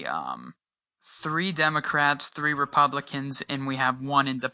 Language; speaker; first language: English; native; English